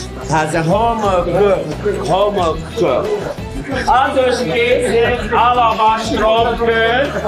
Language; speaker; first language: Hungarian; non-native, learner; Arabic